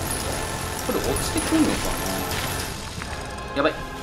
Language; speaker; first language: Japanese; native; Japanese